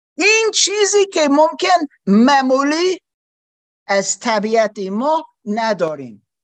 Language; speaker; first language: Persian; non-native, learner; German